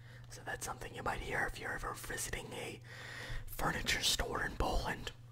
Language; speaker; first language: English; native; English